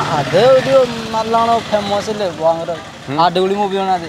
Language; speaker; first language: Malayalam; non-native, learner; Odia